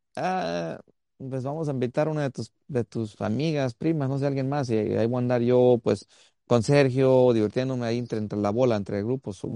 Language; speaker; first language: Spanish; early bilingual, heritage; Spanish